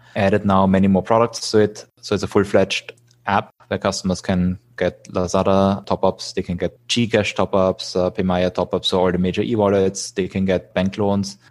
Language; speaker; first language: English; non-native, fluent; German